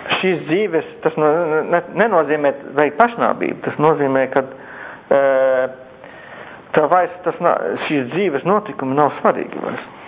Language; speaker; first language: Latvian; native; Latvian